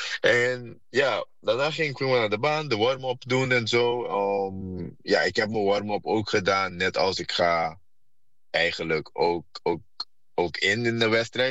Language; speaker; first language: Dutch; non-native, fluent; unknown